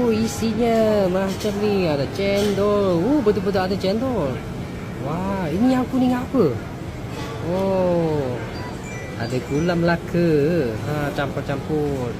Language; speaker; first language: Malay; non-native, fluent; Korean